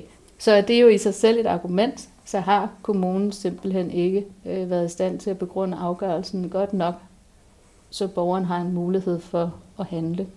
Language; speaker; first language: Danish; native; Danish